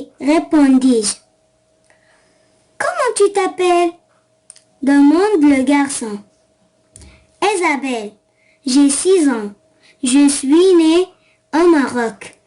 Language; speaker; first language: French; non-native, local second language; Arabic